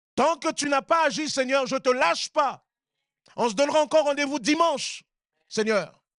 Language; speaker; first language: French; native; French